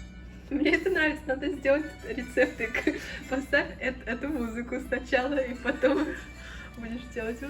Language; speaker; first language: Russian; early bilingual, heritage; Russian